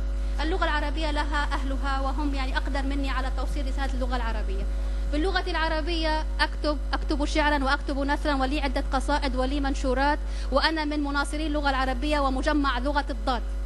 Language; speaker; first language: Arabic; native; Arabic